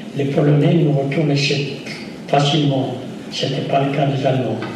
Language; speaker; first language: French; non-native, fluent; Yiddish